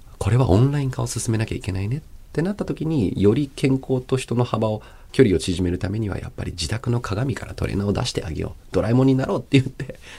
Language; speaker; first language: Japanese; early bilingual, other home language; Chinese